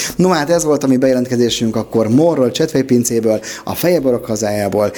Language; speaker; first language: Hungarian; native; Hungarian